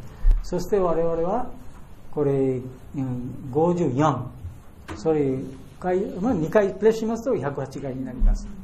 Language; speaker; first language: Japanese; non-native, fluent; Bangla